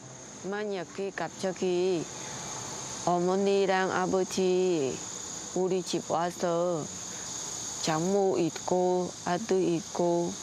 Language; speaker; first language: Korean; non-native, learner; Vietnamese